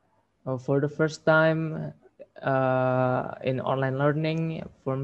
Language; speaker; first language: English; non-native, learner; Indonesian